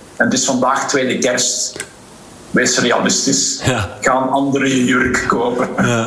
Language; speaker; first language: Dutch; native; Dutch